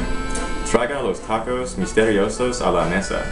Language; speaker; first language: Spanish; non-native, learner; English